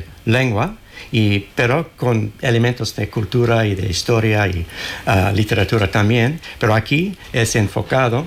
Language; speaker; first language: Spanish; non-native, fluent; English